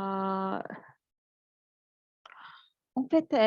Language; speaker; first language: French; non-native, learner; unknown